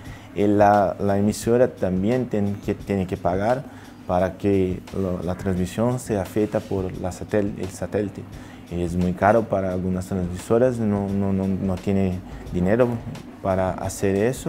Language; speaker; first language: Spanish; non-native, learner; Portuguese